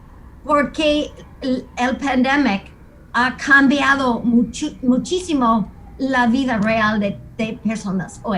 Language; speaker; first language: Spanish; non-native, fluent; English